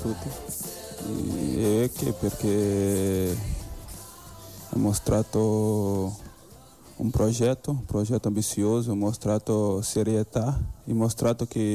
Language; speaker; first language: Italian; non-native, fluent; Portuguese